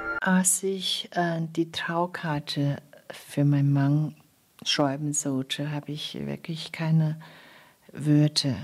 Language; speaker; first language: German; non-native, fluent; Chinese